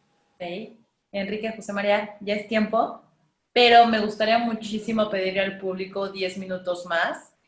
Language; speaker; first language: Spanish; native; Spanish